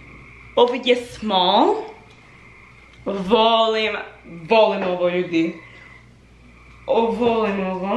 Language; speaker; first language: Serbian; non-native, learner; English